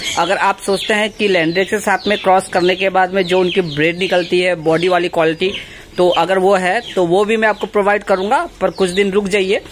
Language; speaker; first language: Hindi; non-native, local second language; Assamese